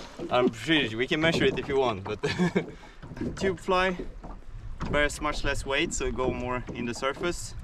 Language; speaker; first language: English; non-native, fluent; Swedish